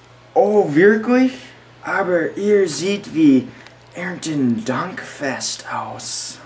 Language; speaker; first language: German; non-native, learner; English